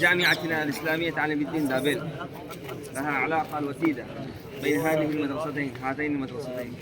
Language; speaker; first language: Arabic; non-native, learner; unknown